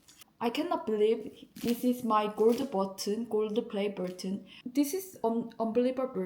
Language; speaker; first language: English; non-native, learner; Korean